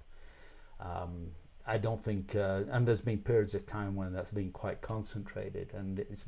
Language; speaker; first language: English; native; English